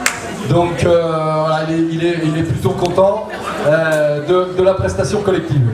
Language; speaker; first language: French; native; French